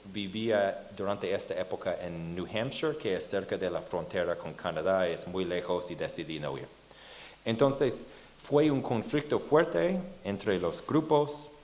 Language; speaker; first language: Spanish; non-native, fluent; English